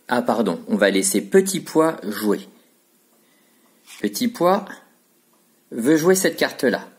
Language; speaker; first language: French; native; French